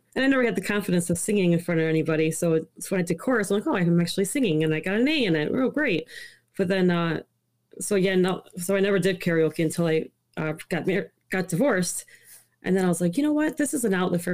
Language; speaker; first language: English; early bilingual, other home language; Italian